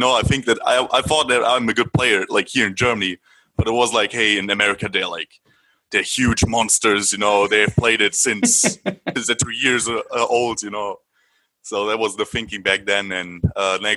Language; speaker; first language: English; non-native, fluent; German